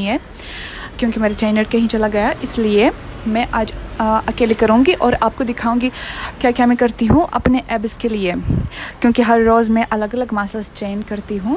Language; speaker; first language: Hindi; non-native, fluent; Russian